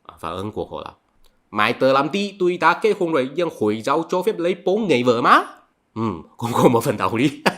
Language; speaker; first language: Vietnamese; non-native, fluent; Chinese